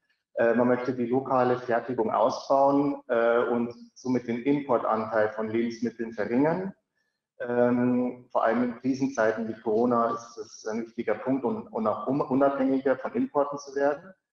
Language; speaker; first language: German; native; German